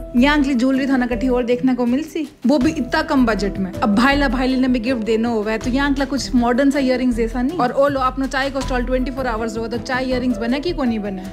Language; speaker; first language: Hindi; native; Hindi